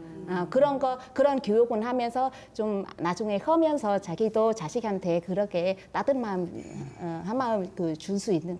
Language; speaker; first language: Korean; non-native, fluent; Vietnamese